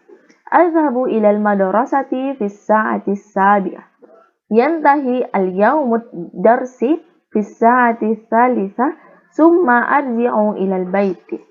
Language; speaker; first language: Arabic; non-native, learner; Indonesian